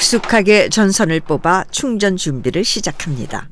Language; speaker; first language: Korean; native; Korean